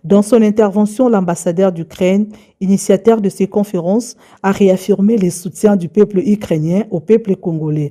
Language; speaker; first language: French; native; French